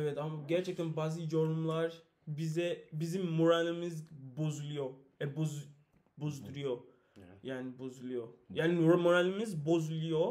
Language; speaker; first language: Turkish; non-native, learner; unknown